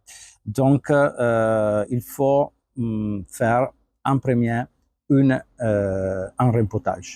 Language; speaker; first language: French; non-native, fluent; Italian